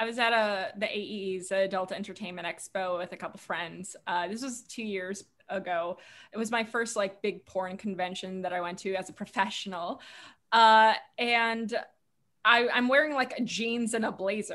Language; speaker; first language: English; native; English